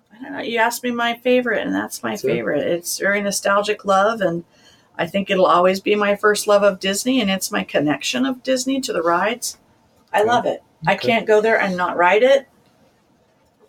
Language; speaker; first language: English; native; English